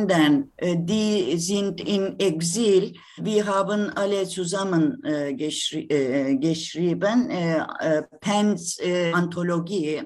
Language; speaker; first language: German; non-native, learner; Turkish